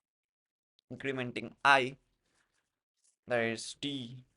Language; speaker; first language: English; non-native, local second language; Hindi